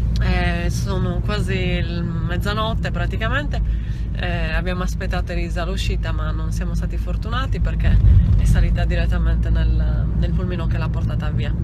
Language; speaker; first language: Italian; native; Italian